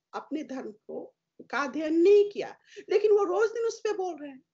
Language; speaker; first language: Hindi; native; Hindi